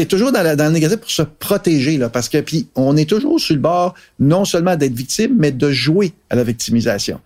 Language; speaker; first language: French; native; French